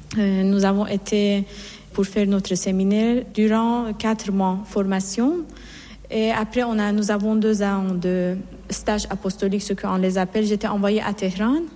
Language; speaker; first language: French; non-native, fluent; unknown